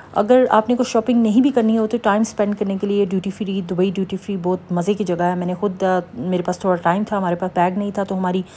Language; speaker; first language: Urdu; native; Urdu